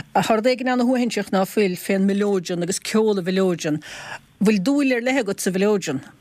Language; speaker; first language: Irish; native; Irish